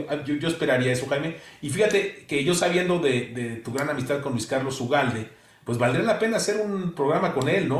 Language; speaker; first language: Spanish; native; Spanish